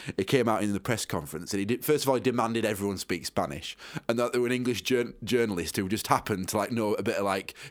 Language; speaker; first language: English; native; English